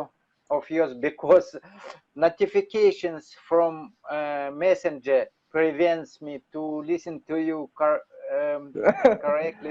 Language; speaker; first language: English; non-native, learner; Russian